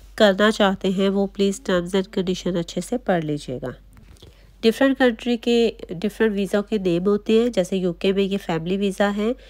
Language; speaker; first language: Urdu; native; Urdu